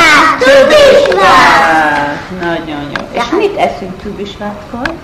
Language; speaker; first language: Hungarian; non-native, learner; Hebrew